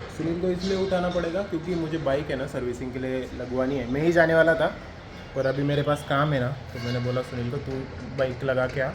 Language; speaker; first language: Hindi; non-native, local second language; Marathi